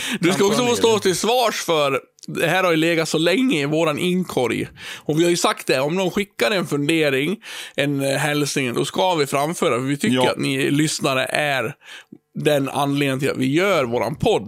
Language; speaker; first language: Swedish; native; Swedish